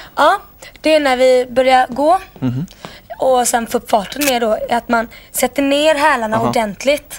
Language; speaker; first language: Swedish; native; Swedish